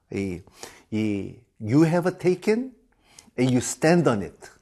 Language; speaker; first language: English; non-native, fluent; Korean